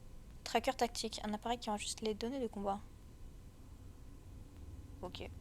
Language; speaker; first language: French; native; French